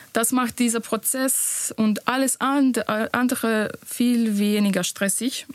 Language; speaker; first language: German; non-native, learner; Bosnian